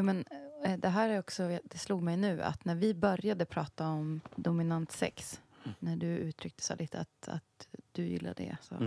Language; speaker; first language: Swedish; native; Swedish